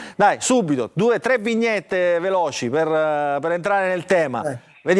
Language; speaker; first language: Italian; native; Italian